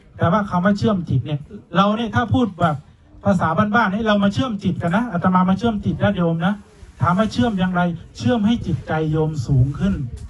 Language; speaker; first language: Thai; native; Thai